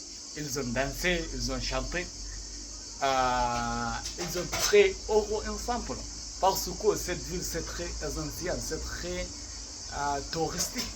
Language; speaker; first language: French; non-native, learner; Arabic